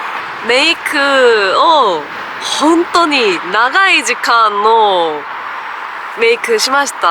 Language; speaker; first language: Japanese; non-native, learner; Korean